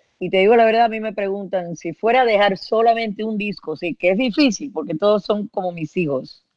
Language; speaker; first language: Spanish; early bilingual, heritage; Spanish